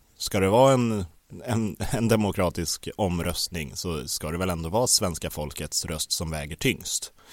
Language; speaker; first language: Swedish; native; Swedish